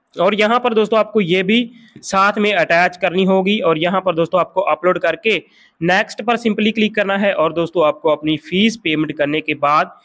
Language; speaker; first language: Hindi; non-native, local second language; Punjabi